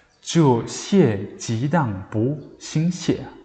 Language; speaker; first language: Chinese; non-native, learner; Mongolian